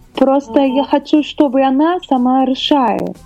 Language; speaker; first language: Russian; non-native, learner; Portuguese